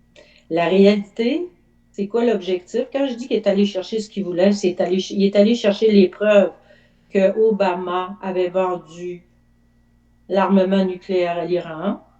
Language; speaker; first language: French; native; French